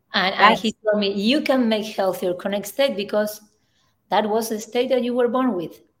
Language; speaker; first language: English; non-native, fluent; Spanish